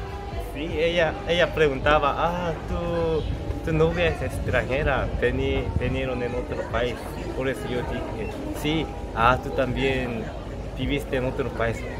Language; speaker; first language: Spanish; non-native, learner; Korean